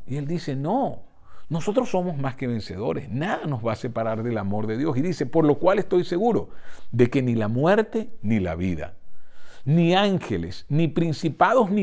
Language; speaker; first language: Spanish; native; Spanish